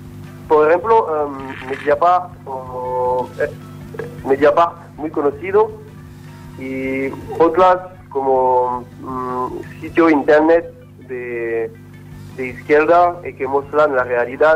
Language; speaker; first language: Spanish; non-native, learner; French